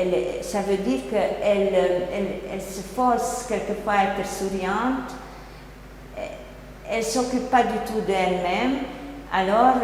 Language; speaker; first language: French; non-native, fluent; Hungarian